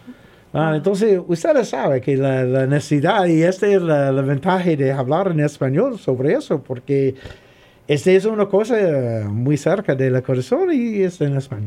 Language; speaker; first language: Spanish; non-native, learner; English